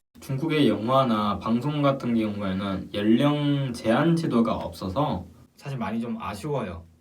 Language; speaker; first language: Korean; non-native, fluent; Chinese